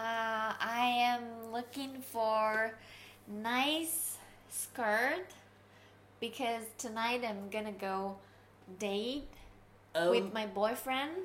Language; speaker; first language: English; non-native, learner; Japanese